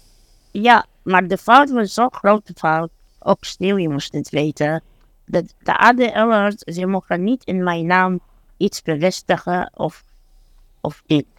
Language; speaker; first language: Dutch; non-native, fluent; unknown